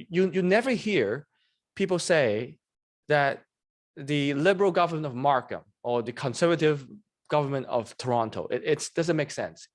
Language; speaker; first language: English; non-native, local second language; Cantonese